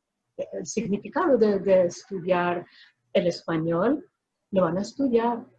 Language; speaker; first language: Spanish; non-native, fluent; Filipino